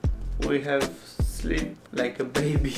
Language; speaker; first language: English; non-native, learner; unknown